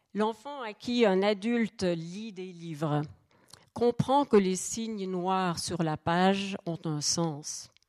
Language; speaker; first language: French; native; French